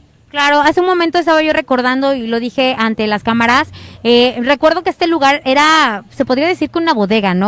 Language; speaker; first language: Spanish; native; Spanish